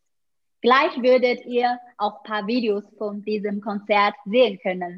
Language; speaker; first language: German; non-native, fluent; Chinese